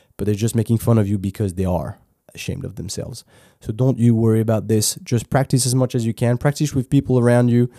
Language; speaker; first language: English; non-native, fluent; French